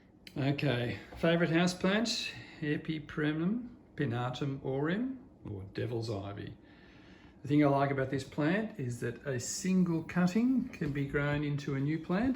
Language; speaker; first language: English; native; English